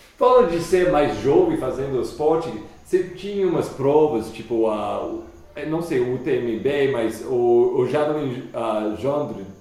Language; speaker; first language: Portuguese; non-native, fluent; English